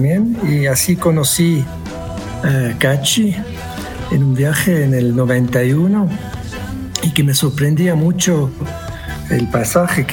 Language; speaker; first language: Spanish; non-native, fluent; Swiss German